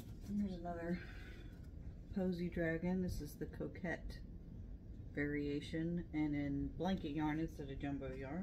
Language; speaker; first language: English; native; English